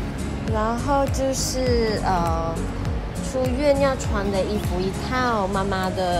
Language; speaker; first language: Chinese; native; Chinese